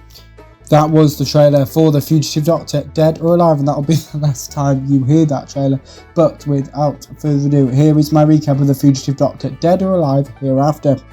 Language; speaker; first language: English; native; English